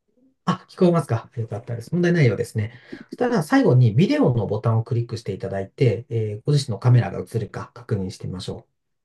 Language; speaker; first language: Japanese; native; Japanese